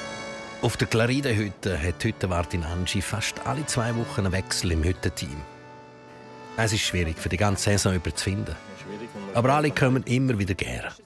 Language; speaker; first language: German; native; German